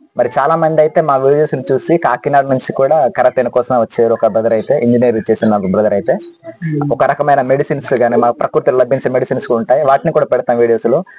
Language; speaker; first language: Telugu; non-native, local second language; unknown